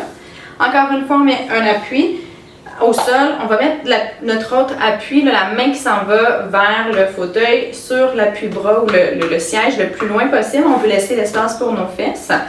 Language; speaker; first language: French; native; French